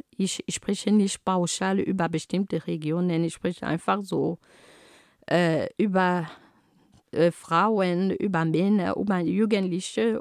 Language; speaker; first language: German; non-native, fluent; Ghomala